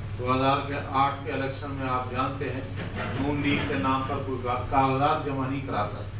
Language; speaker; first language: Urdu; non-native, local second language; Saraiki